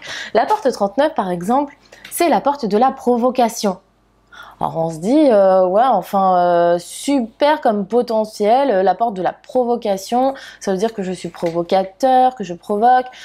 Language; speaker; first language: French; native; French